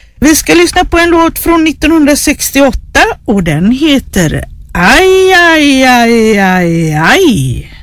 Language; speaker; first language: Swedish; native; Swedish